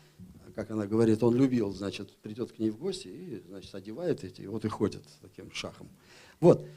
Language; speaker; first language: Russian; native; Russian